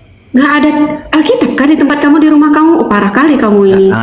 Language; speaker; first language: Indonesian; native; Indonesian